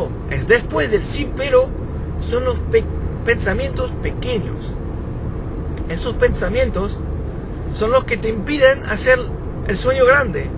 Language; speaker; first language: Spanish; non-native, fluent; French